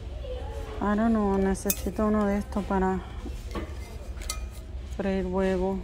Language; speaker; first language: Spanish; early bilingual, heritage; Spanish